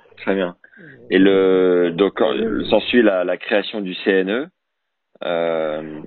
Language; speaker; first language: French; native; French